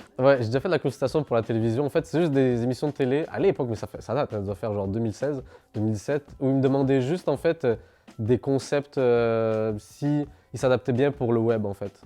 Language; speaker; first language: French; early bilingual, other home language; Arabic